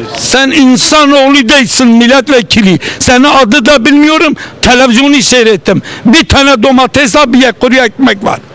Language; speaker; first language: Turkish; non-native, local second language; Kurdish